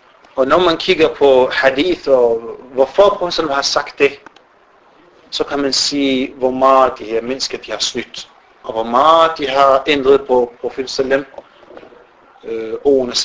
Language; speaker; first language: Danish; non-native, fluent; Arabic